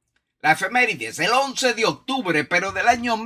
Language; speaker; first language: Spanish; native; Spanish